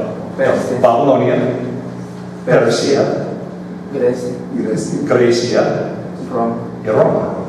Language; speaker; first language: Spanish; non-native, fluent; English